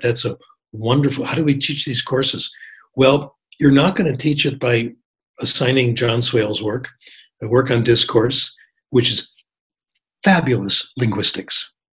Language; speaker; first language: English; native; English